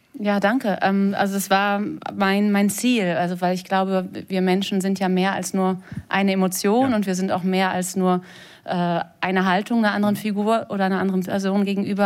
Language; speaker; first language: German; native; German